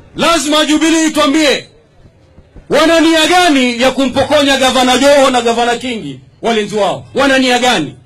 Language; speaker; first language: Swahili; non-native, local second language; Giryama